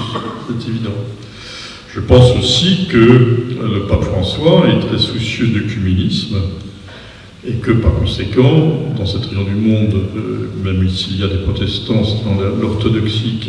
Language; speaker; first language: French; native; French